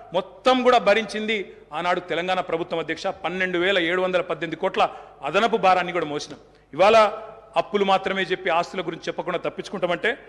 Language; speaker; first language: Telugu; native; Telugu